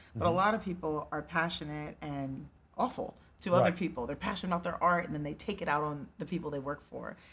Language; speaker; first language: English; native; English